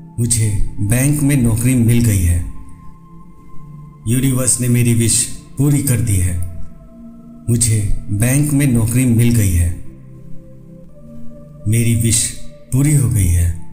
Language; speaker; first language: Hindi; native; Hindi